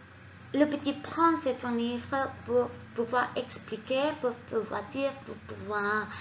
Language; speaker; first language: French; non-native, learner; Spanish